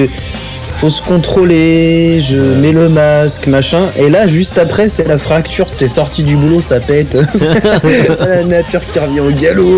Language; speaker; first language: French; native; French